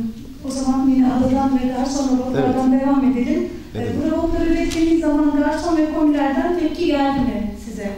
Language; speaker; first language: Turkish; native; Turkish